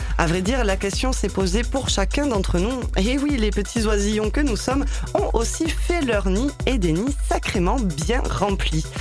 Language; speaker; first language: French; native; French